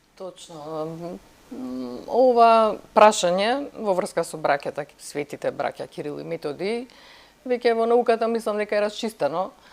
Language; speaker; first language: Macedonian; native; Macedonian